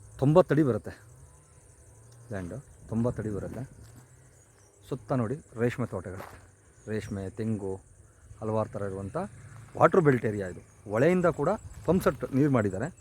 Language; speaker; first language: Kannada; native; Kannada